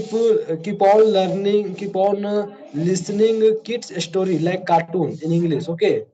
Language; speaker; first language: English; non-native, learner; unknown